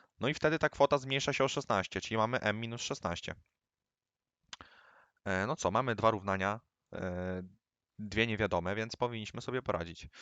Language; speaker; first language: Polish; native; Polish